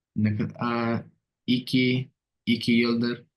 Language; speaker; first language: Turkish; non-native, learner; English